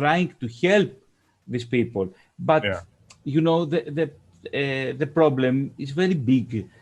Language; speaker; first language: English; non-native, fluent; Greek